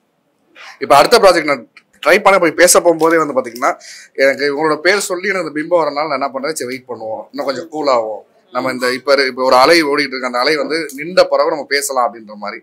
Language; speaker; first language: Tamil; native; Tamil